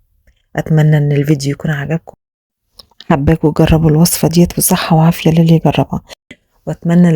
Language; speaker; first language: Arabic; native; Arabic